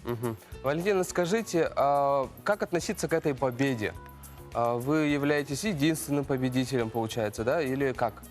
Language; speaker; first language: Russian; native; Russian